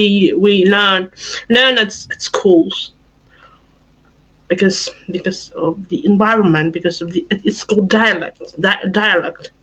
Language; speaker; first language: English; non-native, fluent; Russian